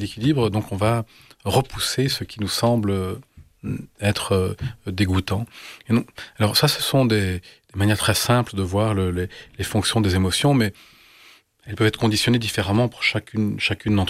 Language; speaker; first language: French; native; French